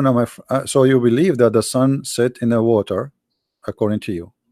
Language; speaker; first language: English; non-native, local second language; Arabic